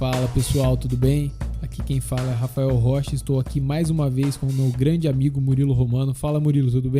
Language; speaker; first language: Portuguese; native; Portuguese